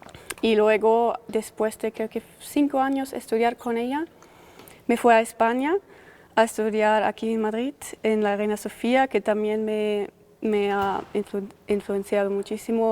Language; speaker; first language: Spanish; non-native, fluent; German